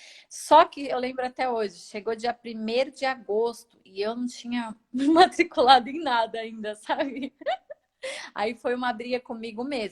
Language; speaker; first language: Portuguese; native; Portuguese